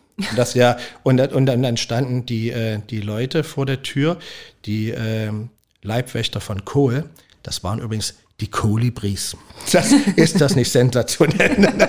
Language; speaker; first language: German; native; German